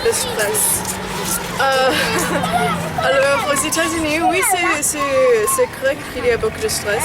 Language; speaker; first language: French; early bilingual, heritage; Chinese